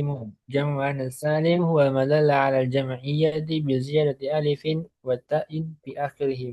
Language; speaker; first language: Arabic; non-native, learner; Indonesian